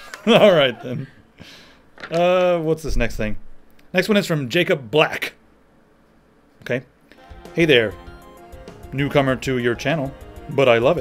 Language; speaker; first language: English; native; English